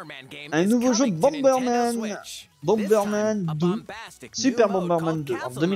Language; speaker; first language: French; native; French